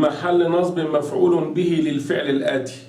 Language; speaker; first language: Arabic; non-native, fluent; Chechen